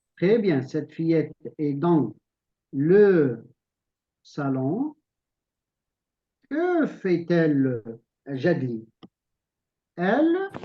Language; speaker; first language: French; non-native, local second language; Arabic